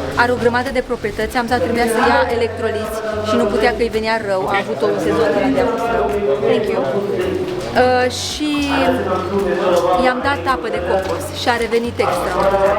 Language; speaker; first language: Romanian; native; Romanian